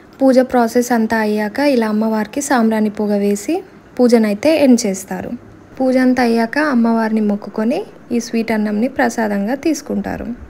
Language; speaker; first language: Telugu; non-native, local second language; Lambadi